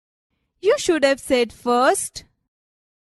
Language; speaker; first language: English; non-native, local second language; Gujarati